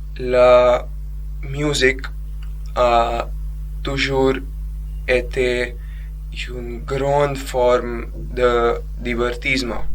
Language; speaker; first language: French; non-native, learner; Gujarati